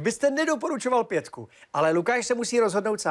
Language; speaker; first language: Czech; native; Czech